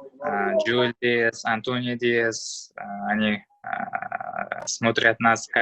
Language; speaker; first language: Russian; non-native, learner; Uzbek